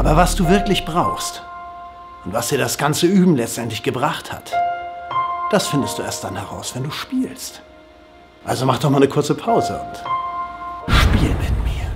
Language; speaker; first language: German; native; German